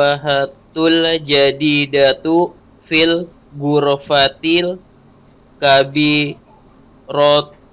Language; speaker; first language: Arabic; non-native, learner; Indonesian